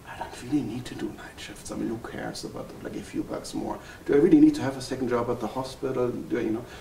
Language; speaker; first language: English; non-native, fluent; German